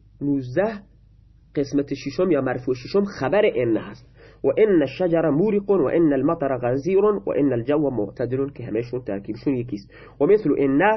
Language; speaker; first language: Persian; non-native, local second language; Baluchi